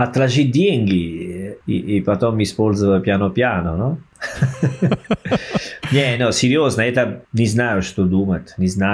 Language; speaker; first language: Russian; non-native, learner; Italian